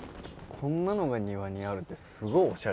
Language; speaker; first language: Japanese; native; Japanese